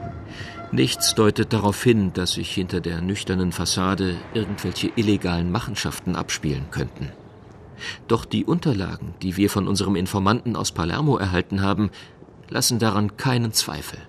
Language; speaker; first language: German; native; German